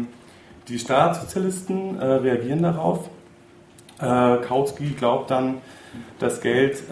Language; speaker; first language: German; native; German